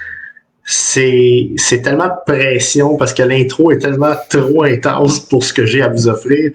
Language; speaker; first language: French; native; French